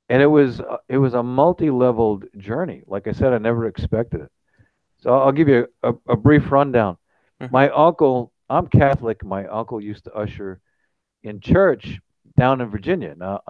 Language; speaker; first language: English; native; English